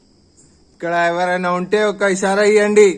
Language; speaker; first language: Telugu; non-native, local second language; Hindi